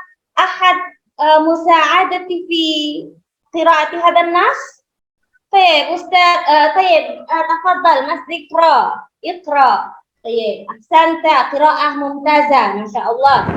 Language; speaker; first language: Arabic; non-native, learner; Indonesian